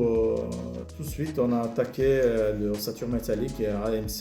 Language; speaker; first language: French; non-native, learner; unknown